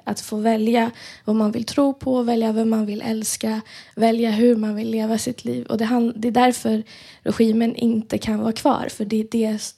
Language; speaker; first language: Swedish; early bilingual, other home language; Persian